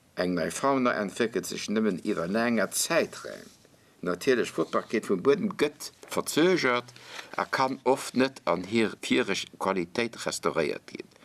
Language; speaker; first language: Luxembourgish; native; Luxembourgish